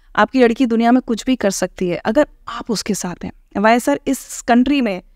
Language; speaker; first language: Hindi; native; Hindi